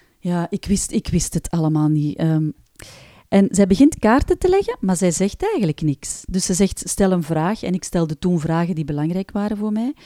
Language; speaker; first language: Dutch; native; Dutch